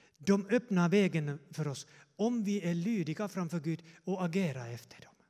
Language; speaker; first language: Swedish; non-native, fluent; Finnish